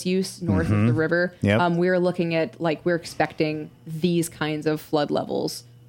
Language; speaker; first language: English; native; English